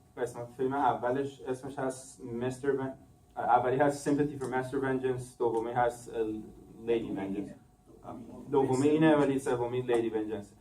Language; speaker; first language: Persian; early bilingual, heritage; English